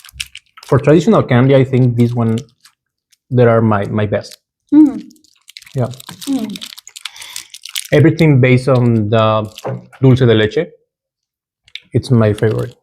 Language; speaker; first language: English; non-native, learner; Spanish